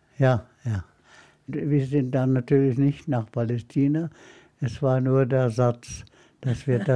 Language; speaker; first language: German; non-native, fluent; Arabic